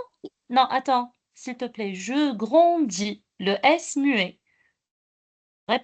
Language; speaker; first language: French; non-native, local second language; Arabic